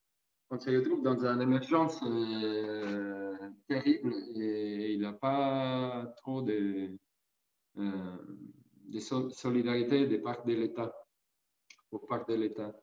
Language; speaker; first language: French; non-native, fluent; Italian